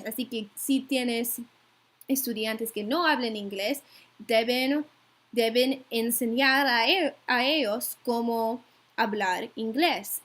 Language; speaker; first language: Spanish; non-native, learner; English